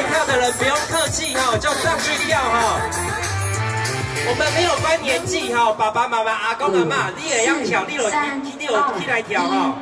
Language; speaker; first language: Chinese; native; Chinese